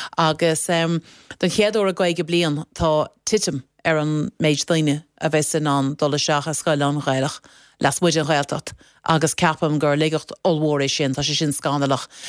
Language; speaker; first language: Irish; non-native, local second language; English